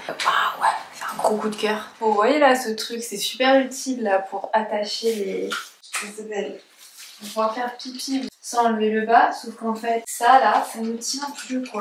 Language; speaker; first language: French; native; French